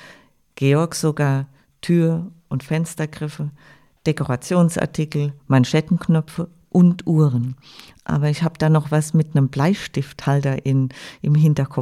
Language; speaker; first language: German; native; German